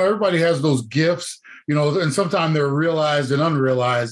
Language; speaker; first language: English; native; English